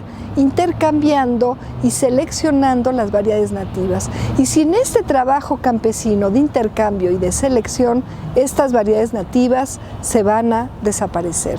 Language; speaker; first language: Spanish; native; Spanish